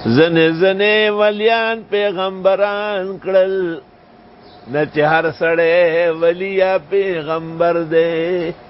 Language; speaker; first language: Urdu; non-native, local second language; Pashto